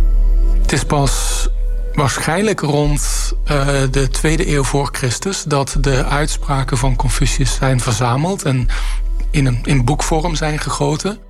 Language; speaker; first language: Dutch; native; Dutch